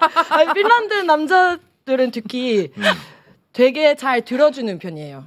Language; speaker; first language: Korean; non-native, fluent; Finnish